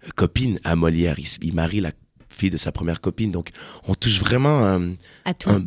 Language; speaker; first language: French; native; French